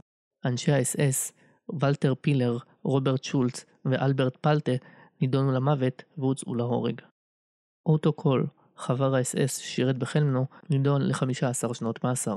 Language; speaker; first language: Hebrew; native; Hebrew